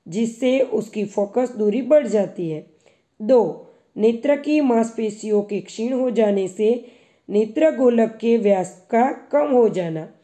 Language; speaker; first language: Hindi; non-native, local second language; Gujarati